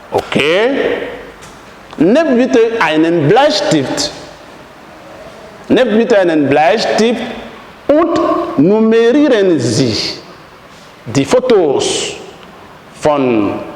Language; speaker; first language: German; non-native, fluent; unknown